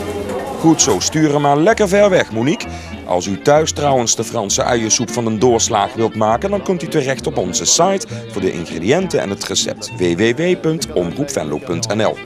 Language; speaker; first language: Dutch; native; Dutch